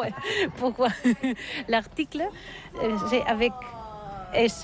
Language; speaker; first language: French; non-native, learner; Catalan